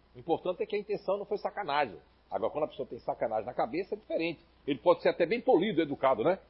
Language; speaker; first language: Portuguese; native; Portuguese